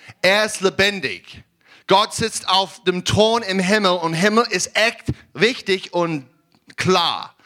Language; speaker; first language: German; non-native, learner; English